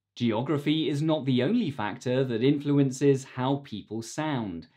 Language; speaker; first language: English; native; English